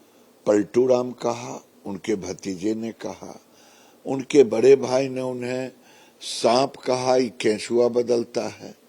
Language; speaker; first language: Hindi; native; Hindi